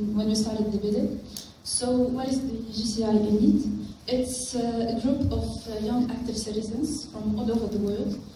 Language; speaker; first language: English; non-native, local second language; Arabic